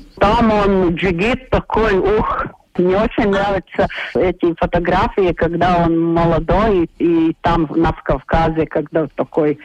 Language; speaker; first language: Russian; non-native, local second language; Latvian